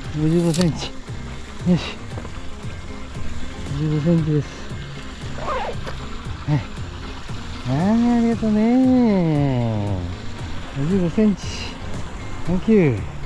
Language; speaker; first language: Japanese; native; Japanese